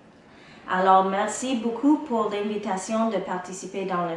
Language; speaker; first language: French; non-native, local second language; English